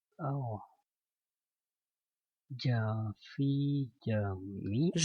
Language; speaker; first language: Arabic; non-native, learner; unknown